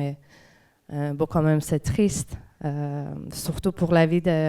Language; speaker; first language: French; non-native, fluent; Persian